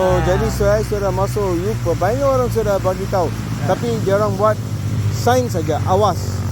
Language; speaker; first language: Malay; non-native, local second language; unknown